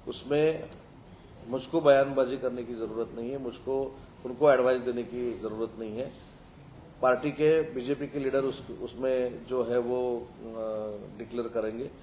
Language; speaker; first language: Hindi; non-native, local second language; Marathi